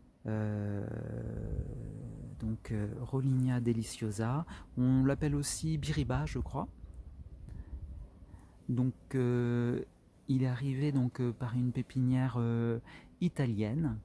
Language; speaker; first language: French; native; French